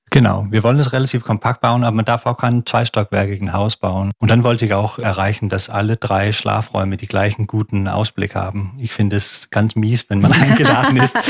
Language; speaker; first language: German; non-native, fluent; Danish